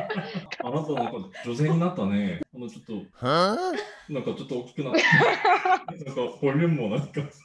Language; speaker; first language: Japanese; non-native, fluent; Korean